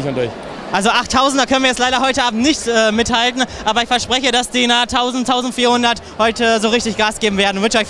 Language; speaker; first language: German; native; German